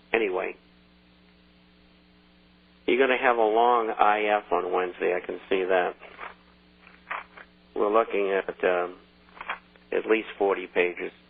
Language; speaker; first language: English; native; English